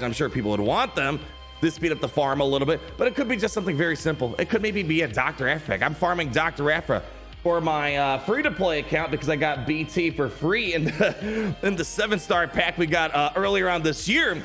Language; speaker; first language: English; native; English